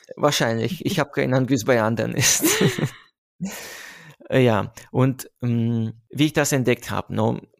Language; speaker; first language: German; non-native, fluent; Russian